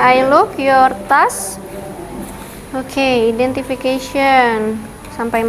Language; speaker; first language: English; non-native, learner; Indonesian